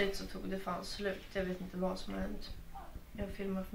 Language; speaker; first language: Swedish; native; Swedish